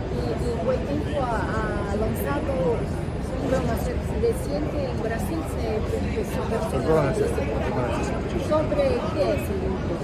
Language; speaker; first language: Spanish; non-native, fluent; Portuguese